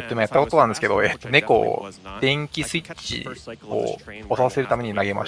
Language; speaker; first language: Japanese; native; Japanese